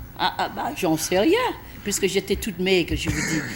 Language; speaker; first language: French; non-native, fluent; English